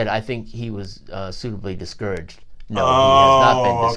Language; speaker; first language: English; native; English